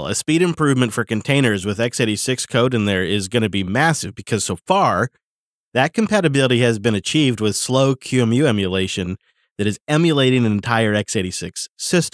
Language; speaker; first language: English; native; English